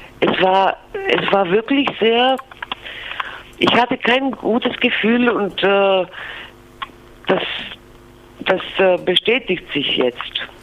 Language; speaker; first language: German; non-native, fluent; Greek